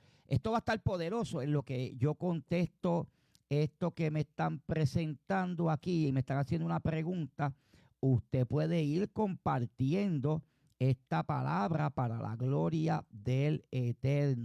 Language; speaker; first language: Spanish; native; Spanish